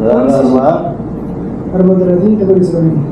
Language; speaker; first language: Arabic; non-native, learner; Urdu